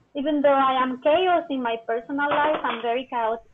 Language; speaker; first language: English; non-native, fluent; Spanish